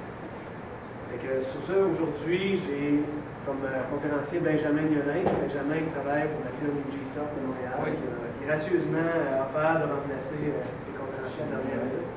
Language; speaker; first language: French; native; French